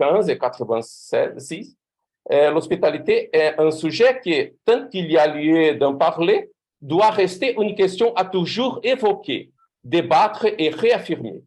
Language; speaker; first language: French; non-native, fluent; Portuguese